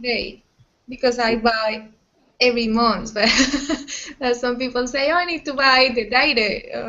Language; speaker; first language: English; non-native, learner; Portuguese